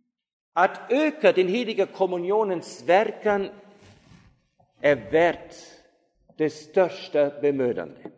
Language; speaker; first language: Swedish; non-native, fluent; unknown